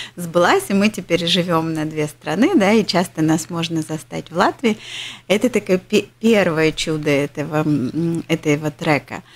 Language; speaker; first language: Russian; native; Russian